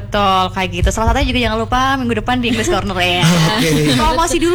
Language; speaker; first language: Indonesian; native; Indonesian